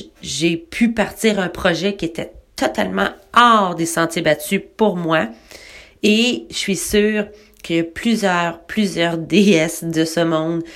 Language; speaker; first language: French; native; French